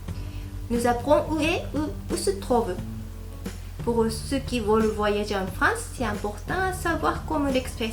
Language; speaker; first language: French; non-native, fluent; Japanese